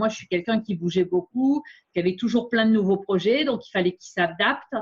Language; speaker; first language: French; native; French